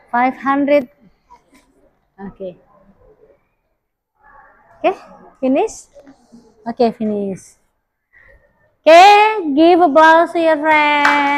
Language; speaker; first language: English; non-native, learner; Indonesian